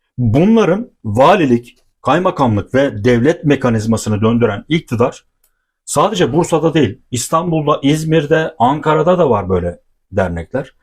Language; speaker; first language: Turkish; native; Turkish